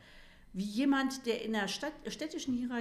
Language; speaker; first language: German; native; German